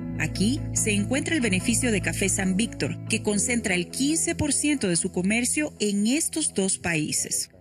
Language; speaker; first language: Spanish; native; Spanish